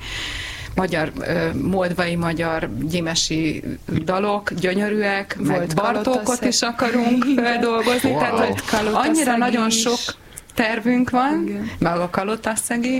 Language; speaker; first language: Hungarian; native; Hungarian